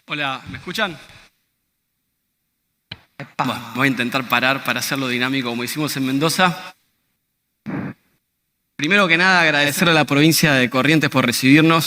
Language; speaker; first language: Spanish; native; Spanish